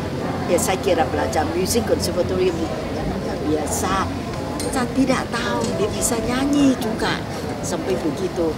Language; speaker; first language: Indonesian; non-native, fluent; Vietnamese